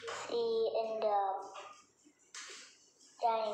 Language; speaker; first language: English; non-native, learner; Vietnamese